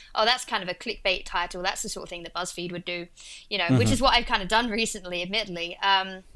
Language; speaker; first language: English; native; English